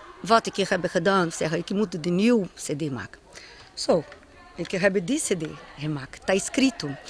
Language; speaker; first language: Dutch; non-native, learner; Portuguese